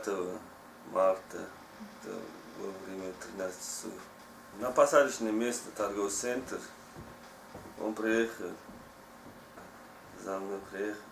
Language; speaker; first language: Russian; non-native, learner; Tajik